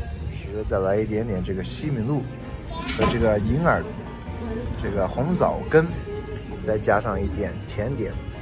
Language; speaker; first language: Chinese; native; Chinese